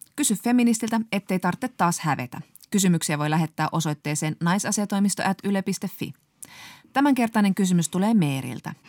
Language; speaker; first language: Finnish; native; Finnish